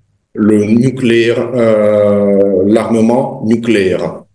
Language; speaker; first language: French; non-native, fluent; Russian